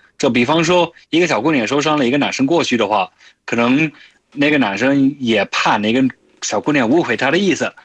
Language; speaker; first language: Chinese; non-native, fluent; English